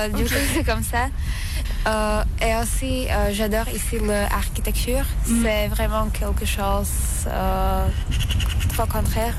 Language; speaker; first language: French; non-native, learner; Slovak